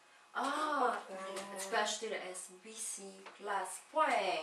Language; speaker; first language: French; native; French